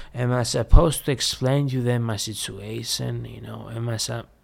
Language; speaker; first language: English; non-native, fluent; Greek